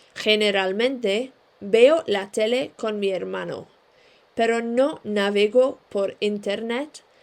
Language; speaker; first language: Spanish; non-native, fluent; English